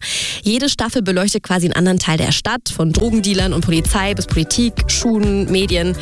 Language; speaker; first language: German; native; German